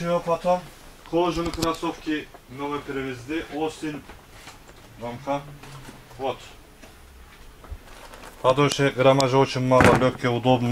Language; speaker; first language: Russian; non-native, learner; Turkish